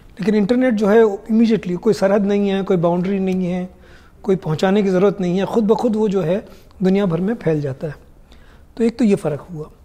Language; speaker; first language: Urdu; non-native, local second language; Hindi